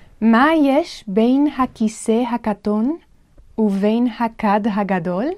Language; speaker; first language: Hebrew; non-native, fluent; English